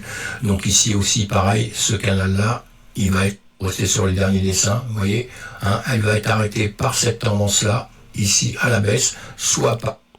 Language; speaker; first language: French; native; French